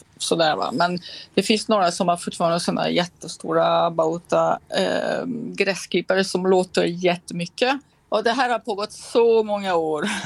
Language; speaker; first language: Swedish; non-native, fluent; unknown